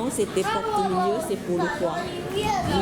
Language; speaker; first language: French; non-native, learner; Korean